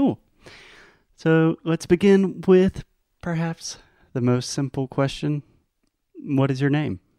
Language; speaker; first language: English; non-native, fluent; Portuguese